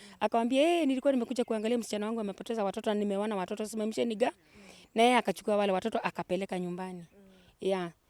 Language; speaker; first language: Swahili; native; Swahili